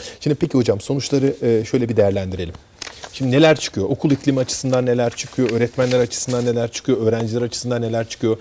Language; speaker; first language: Turkish; native; Turkish